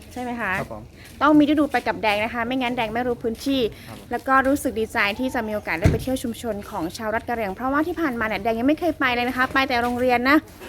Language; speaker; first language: Thai; native; Thai